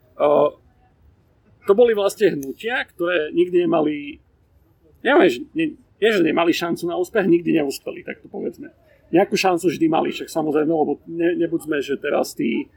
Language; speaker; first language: Slovak; native; Slovak